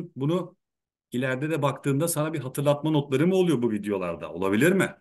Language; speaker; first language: Turkish; native; Turkish